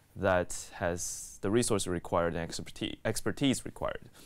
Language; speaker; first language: English; native; English